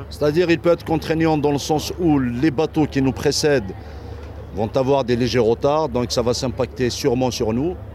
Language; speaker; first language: French; non-native, fluent; German